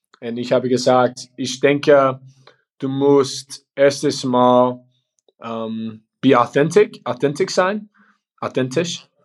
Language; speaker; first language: German; non-native, learner; English